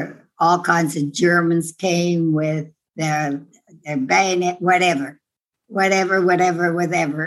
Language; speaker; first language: English; non-native, fluent; Dutch